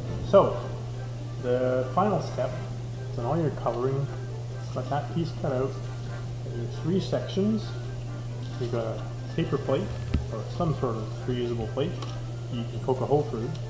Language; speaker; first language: English; native; English